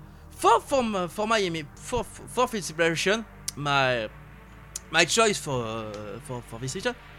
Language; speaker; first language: English; non-native, learner; French